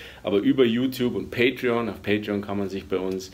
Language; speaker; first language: German; native; German